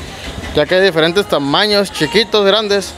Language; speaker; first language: Spanish; native; Spanish